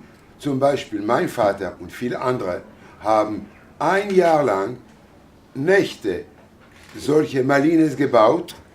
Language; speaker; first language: German; non-native, fluent; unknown